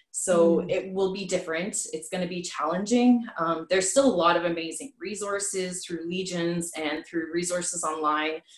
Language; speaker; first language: English; native; English